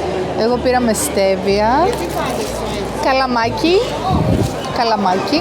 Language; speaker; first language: Greek; native; Greek